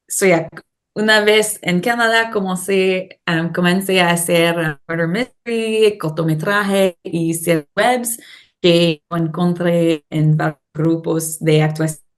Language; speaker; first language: Spanish; non-native, learner; English